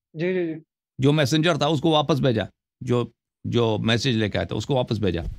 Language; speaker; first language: Urdu; non-native, local second language; Punjabi